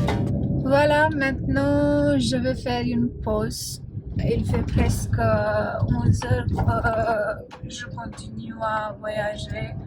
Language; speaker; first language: French; non-native, fluent; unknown